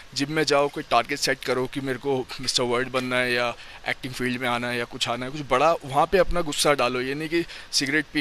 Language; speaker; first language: Hindi; native; Hindi